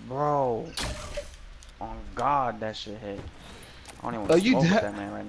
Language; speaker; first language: English; native; English